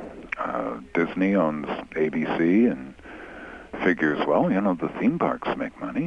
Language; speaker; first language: English; native; English